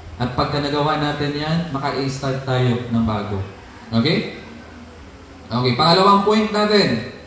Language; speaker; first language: Filipino; non-native, local second language; Cebuano